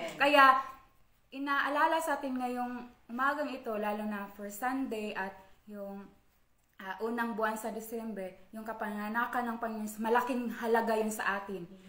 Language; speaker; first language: Filipino; non-native, local second language; Cebuano